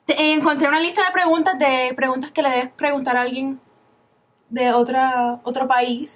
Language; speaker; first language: Spanish; early bilingual, heritage; Spanish